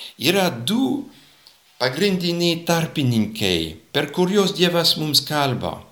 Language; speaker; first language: Lithuanian; non-native, fluent; French